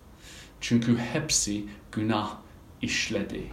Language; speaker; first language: Turkish; non-native, fluent; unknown